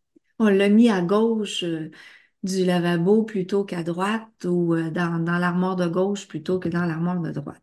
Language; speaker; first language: French; native; French